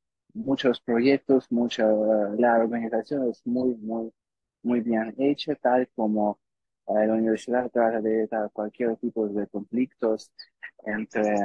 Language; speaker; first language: Spanish; non-native, learner; Russian